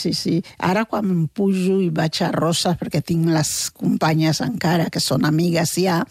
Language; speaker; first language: Catalan; early bilingual, other home language; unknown